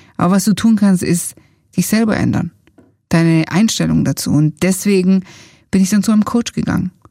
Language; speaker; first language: German; early bilingual, other home language; Italian